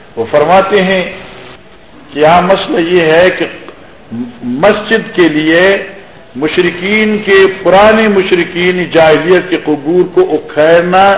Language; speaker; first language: Urdu; non-native, local second language; Northern Hindko